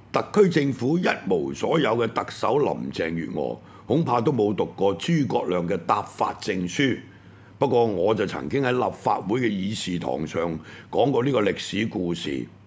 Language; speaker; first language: Cantonese; native; Cantonese